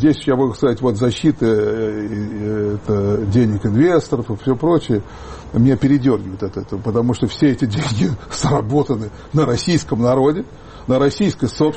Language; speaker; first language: Russian; native; Russian